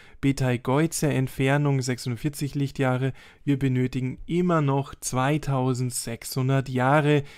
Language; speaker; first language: German; native; German